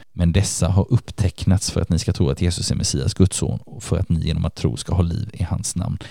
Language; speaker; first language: Swedish; native; Swedish